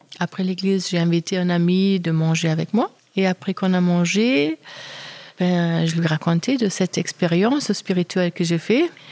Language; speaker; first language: French; non-native, fluent; German